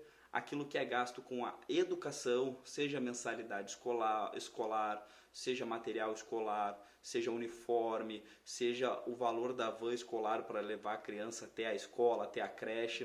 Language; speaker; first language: Portuguese; native; Portuguese